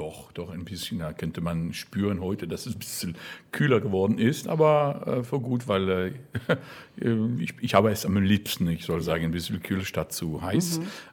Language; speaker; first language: German; non-native, fluent; French